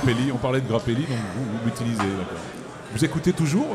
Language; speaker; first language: French; native; French